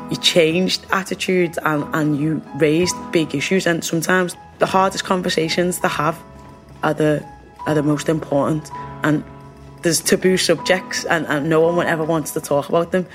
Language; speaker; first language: English; native; English